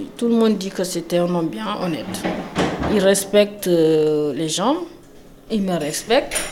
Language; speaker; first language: French; non-native, local second language; Wolof